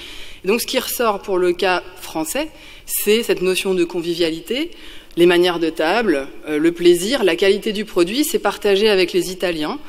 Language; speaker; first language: French; native; French